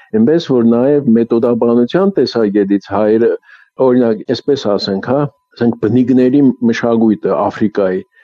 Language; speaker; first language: Armenian; early bilingual, heritage; Armenian